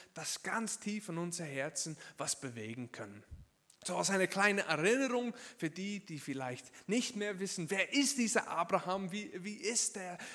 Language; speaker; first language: German; non-native, fluent; English